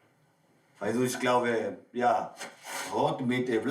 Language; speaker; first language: German; non-native, learner; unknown